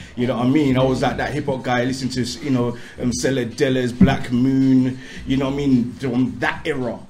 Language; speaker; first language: English; native; English